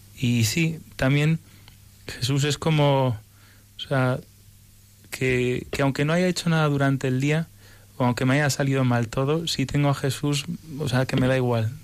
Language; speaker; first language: Spanish; early bilingual, other home language; English